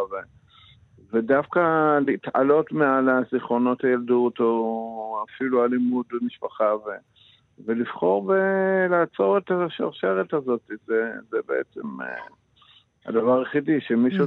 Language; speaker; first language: Hebrew; non-native, fluent; Russian